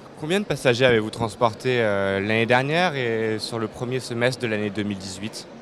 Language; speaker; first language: French; native; French